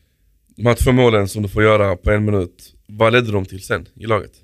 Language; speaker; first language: Swedish; native; Swedish